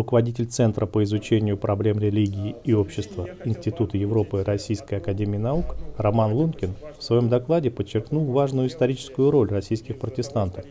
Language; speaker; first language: Russian; native; Russian